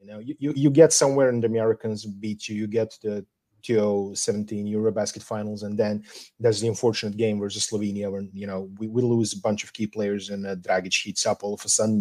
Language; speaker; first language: English; non-native, fluent; Serbian